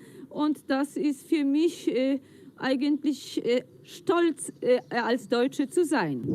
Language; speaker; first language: German; early bilingual, heritage; German